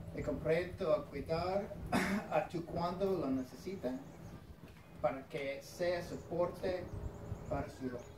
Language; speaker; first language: Spanish; non-native, learner; English